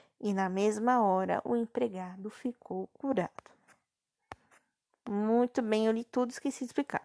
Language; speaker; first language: Portuguese; native; Portuguese